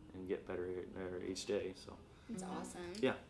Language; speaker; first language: English; native; English